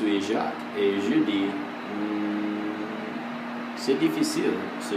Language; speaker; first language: French; non-native, learner; English